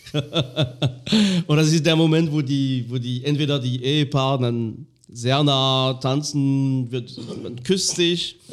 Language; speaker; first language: German; non-native, fluent; French